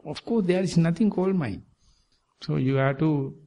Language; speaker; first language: English; non-native, local second language; Sinhala